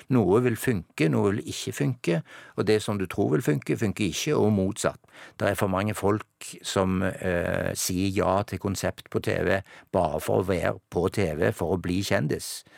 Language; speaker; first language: Norwegian; native; Norwegian